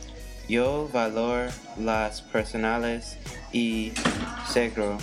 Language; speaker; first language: Spanish; non-native, learner; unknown